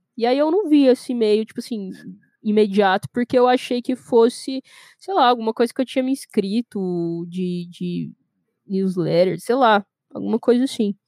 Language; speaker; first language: Portuguese; native; Portuguese